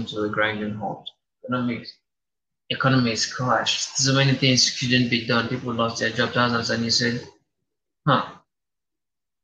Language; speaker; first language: English; non-native, local second language; Igbo